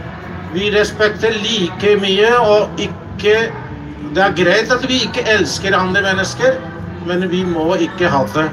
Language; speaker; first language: Norwegian; non-native, fluent; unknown